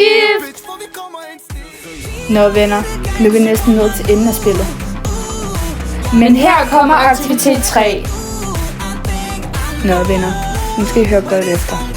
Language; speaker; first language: Danish; native; Danish